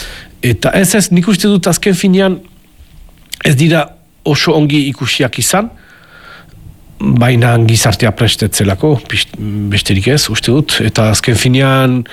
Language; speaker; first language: Basque; native; Basque